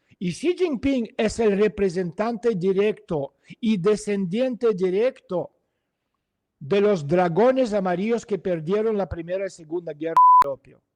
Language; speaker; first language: Spanish; non-native, fluent; Russian